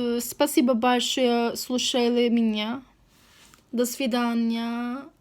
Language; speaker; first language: Russian; non-native, learner; Turkish